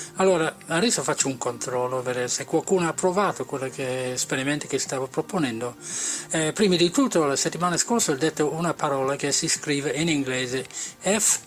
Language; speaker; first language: Italian; non-native, fluent; English